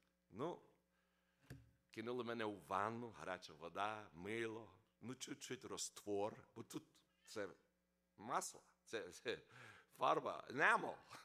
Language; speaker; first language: Ukrainian; early bilingual, heritage; Ukrainian